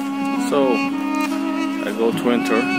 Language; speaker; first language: English; non-native, learner; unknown